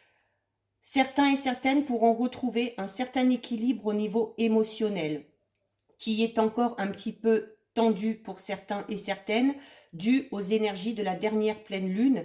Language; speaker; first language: French; native; French